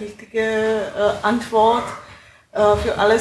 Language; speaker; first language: German; non-native, fluent; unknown